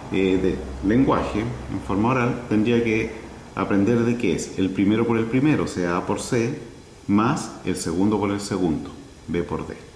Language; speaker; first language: Spanish; native; Spanish